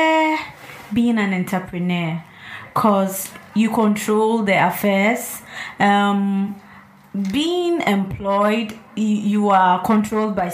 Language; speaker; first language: English; non-native, local second language; Ewe